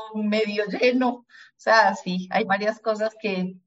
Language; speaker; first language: Spanish; early bilingual, other home language; German